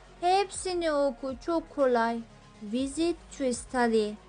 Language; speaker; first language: Turkish; non-native, fluent; Persian